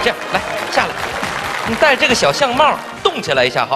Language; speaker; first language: Chinese; native; Chinese